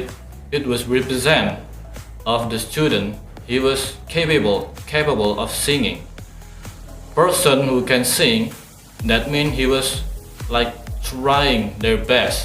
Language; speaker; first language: English; non-native, learner; Indonesian